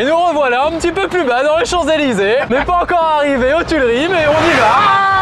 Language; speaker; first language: French; native; French